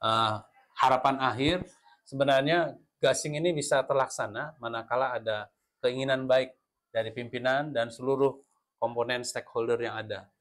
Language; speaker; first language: Indonesian; native; Indonesian